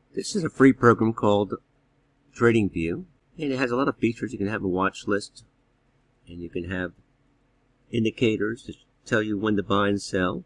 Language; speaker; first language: English; native; English